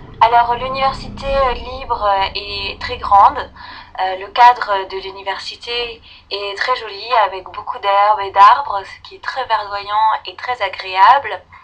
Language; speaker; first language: French; native; French